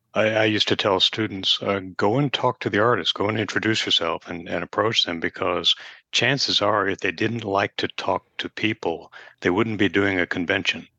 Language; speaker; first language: English; native; English